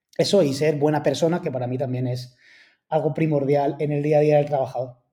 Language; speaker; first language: Spanish; native; Spanish